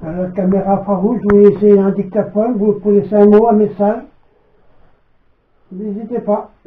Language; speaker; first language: French; native; French